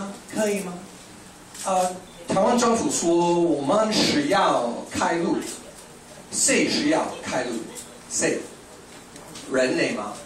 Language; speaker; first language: Chinese; non-native, fluent; English